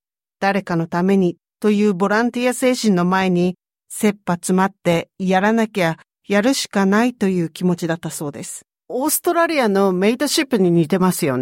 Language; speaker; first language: Japanese; native; Japanese